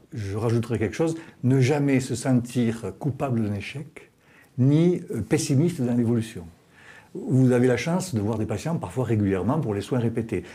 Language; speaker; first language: French; native; French